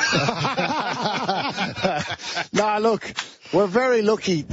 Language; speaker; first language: English; native; English